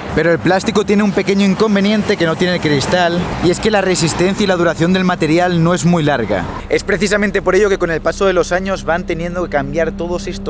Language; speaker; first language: Spanish; native; Spanish